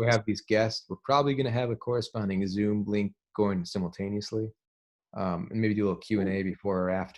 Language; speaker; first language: English; native; English